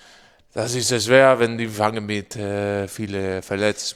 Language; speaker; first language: German; non-native, learner; Spanish